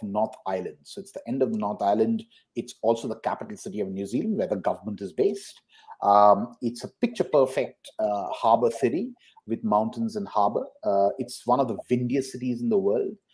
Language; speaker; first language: English; non-native, local second language; Hindi